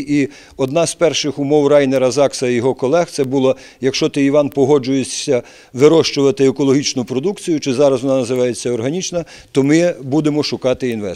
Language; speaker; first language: Ukrainian; native; Ukrainian